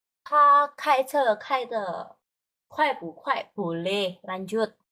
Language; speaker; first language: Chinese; non-native, fluent; Indonesian